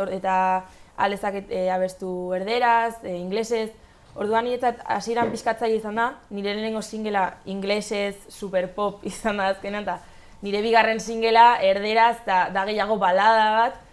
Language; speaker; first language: Basque; non-native, local second language; Spanish